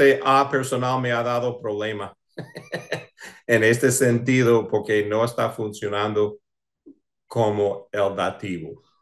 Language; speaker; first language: Spanish; non-native, fluent; English